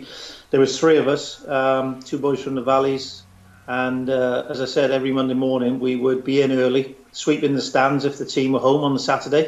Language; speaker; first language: English; native; English